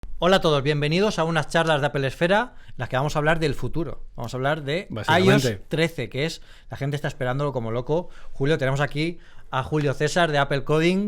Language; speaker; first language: Spanish; native; Spanish